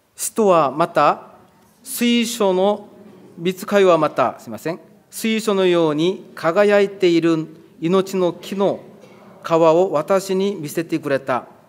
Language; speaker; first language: Japanese; non-native, fluent; Korean